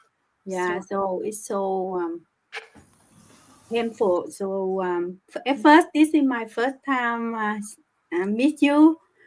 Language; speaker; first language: English; non-native, learner; Vietnamese